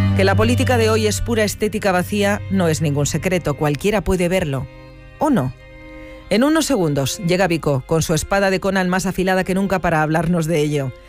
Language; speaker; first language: Spanish; native; Spanish